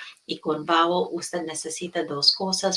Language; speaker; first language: Spanish; non-native, fluent; English